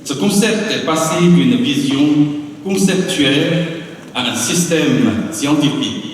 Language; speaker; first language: French; non-native, fluent; Chinese